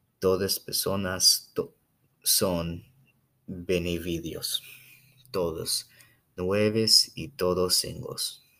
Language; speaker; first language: Spanish; non-native, learner; English